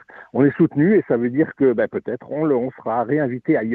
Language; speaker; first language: French; native; French